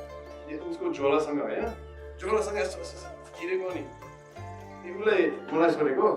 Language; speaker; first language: Nepali; non-native, learner; English